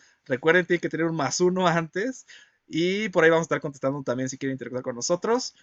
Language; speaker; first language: Spanish; native; Spanish